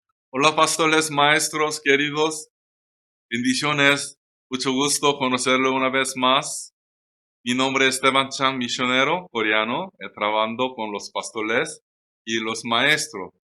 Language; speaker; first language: Spanish; non-native, learner; Korean